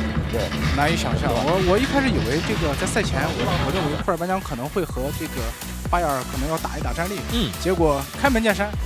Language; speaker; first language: Chinese; native; Chinese